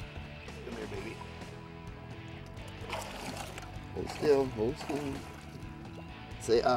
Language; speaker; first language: English; native; English